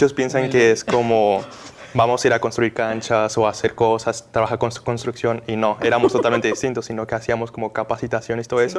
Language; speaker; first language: Spanish; native; Spanish